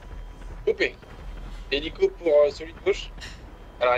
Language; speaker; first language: French; native; French